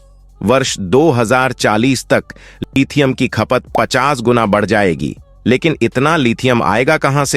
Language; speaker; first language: Hindi; native; Hindi